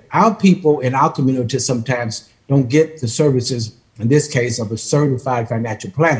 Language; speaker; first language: English; native; English